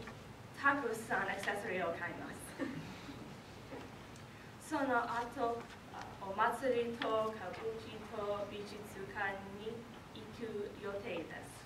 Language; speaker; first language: Japanese; non-native, learner; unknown